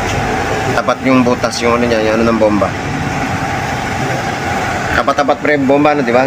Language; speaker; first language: Filipino; native; Filipino